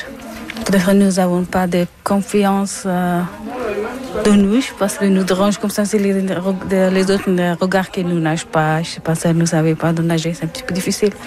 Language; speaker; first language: French; non-native, learner; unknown